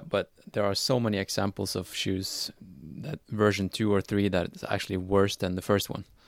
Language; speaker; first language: English; non-native, fluent; Norwegian